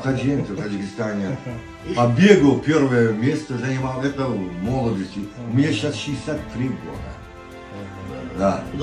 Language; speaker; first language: Russian; non-native, local second language; Tajik